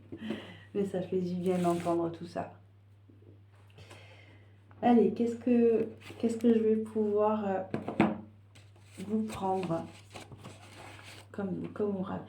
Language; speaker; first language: French; native; French